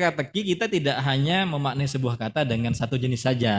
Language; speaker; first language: Indonesian; native; Indonesian